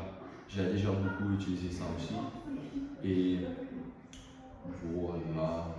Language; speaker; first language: French; non-native, learner; Portuguese